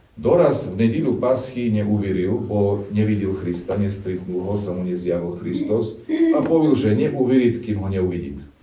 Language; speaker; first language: Slovak; non-native, local second language; Rusyn